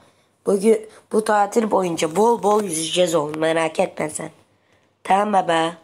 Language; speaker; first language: Turkish; native; Turkish